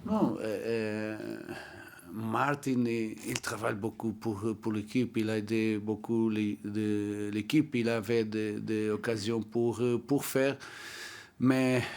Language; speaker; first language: French; non-native, learner; Portuguese